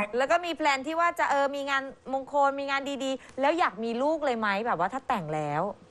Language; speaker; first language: Thai; native; Thai